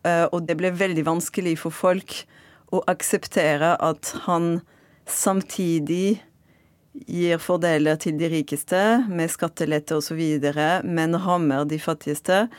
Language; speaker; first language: Norwegian; non-native, fluent; French